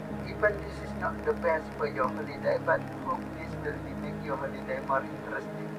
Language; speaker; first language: English; non-native, learner; Balinese